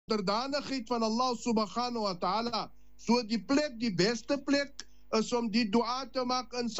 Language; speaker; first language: Dutch; non-native, learner; Afrikaans